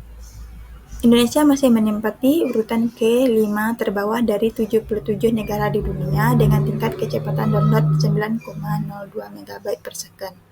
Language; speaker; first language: Indonesian; native; Indonesian